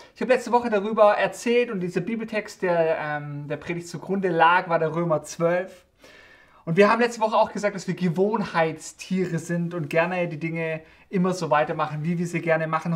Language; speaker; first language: German; native; German